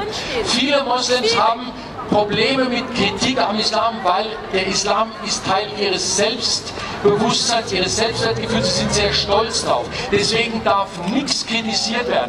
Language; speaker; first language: German; native; German